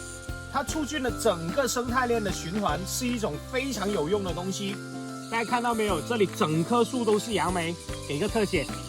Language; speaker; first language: Chinese; non-native, local second language; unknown